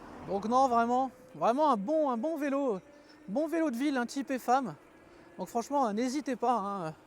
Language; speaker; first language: French; native; French